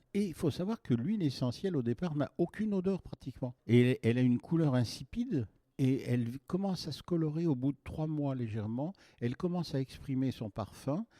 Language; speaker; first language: French; native; French